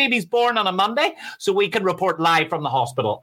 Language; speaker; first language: English; native; English